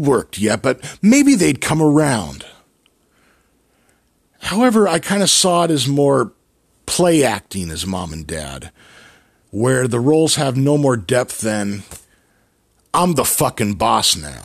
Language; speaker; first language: English; native; English